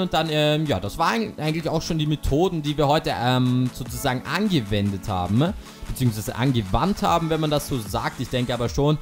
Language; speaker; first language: German; native; German